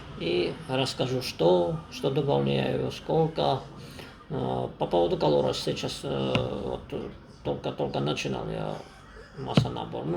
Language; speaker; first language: Russian; non-native, fluent; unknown